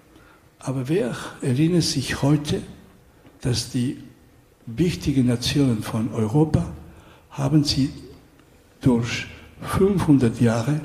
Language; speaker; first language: German; non-native, fluent; Catalan